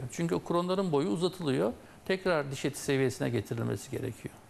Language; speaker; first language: Turkish; native; Turkish